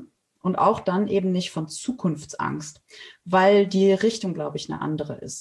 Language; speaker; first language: German; native; German